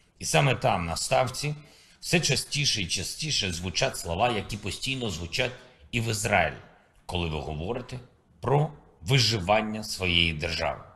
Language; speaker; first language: Ukrainian; native; Ukrainian